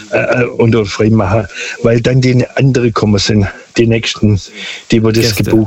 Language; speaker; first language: German; non-native, local second language; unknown